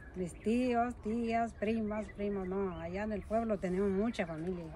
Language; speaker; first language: Spanish; non-native, local second language; Mixtepec Mixtec